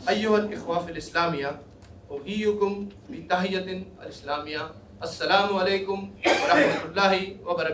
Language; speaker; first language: Arabic; non-native, learner; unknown